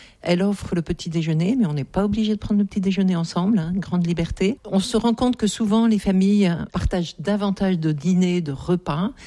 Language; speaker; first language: French; native; French